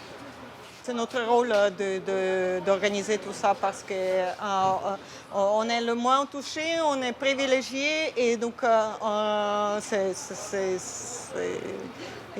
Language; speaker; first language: French; non-native, fluent; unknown